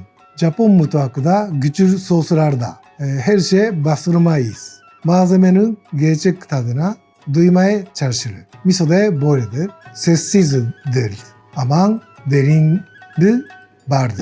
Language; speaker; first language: Turkish; non-native, learner; Japanese